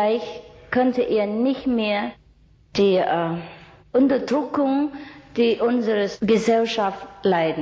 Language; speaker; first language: German; non-native, learner; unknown